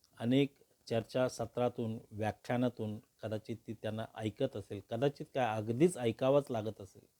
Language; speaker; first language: Marathi; non-native, local second language; Hindi